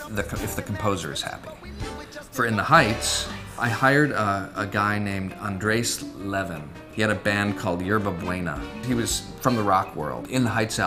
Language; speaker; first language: English; native; English